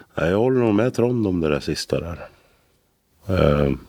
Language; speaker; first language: Swedish; native; Swedish